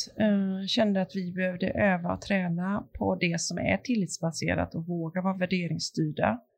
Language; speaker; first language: Swedish; native; Swedish